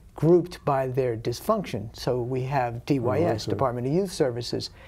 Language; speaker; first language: English; native; English